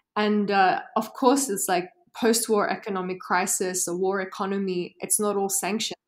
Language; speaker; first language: English; native; English